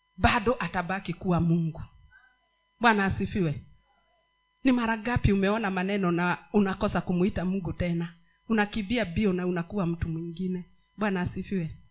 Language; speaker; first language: Swahili; non-native, local second language; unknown